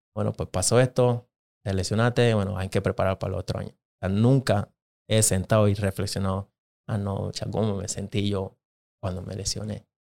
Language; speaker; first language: Spanish; non-native, local second language; Jamaican Creole English